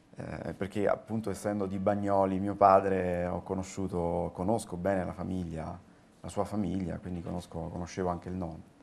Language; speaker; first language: Italian; native; Italian